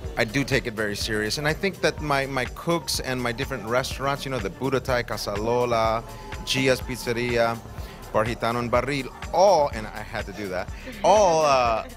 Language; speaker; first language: English; native; English